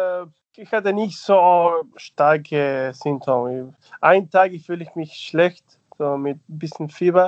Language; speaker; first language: German; non-native, fluent; Spanish